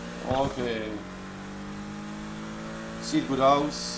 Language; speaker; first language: German; non-native, fluent; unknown